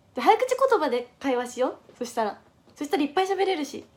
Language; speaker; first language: Japanese; native; Japanese